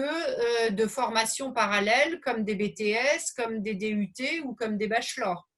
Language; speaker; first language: French; native; French